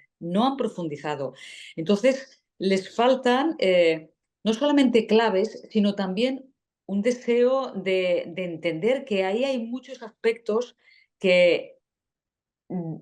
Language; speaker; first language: Spanish; native; Spanish